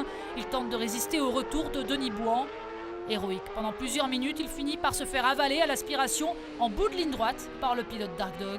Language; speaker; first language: French; native; French